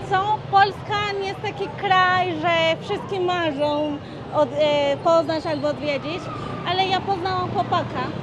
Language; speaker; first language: Polish; non-native, learner; Spanish